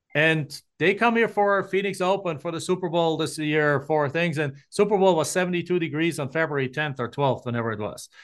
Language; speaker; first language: English; non-native, fluent; German